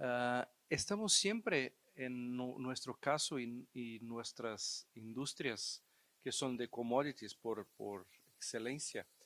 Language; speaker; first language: Spanish; non-native, fluent; Portuguese